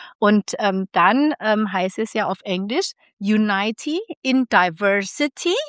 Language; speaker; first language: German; non-native, fluent; Indonesian